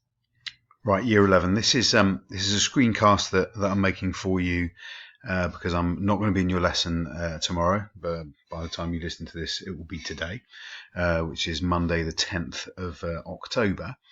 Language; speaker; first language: English; native; English